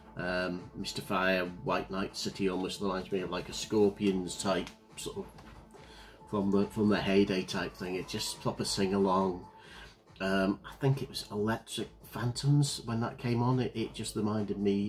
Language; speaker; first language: English; native; English